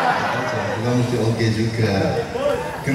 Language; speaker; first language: Indonesian; native; Indonesian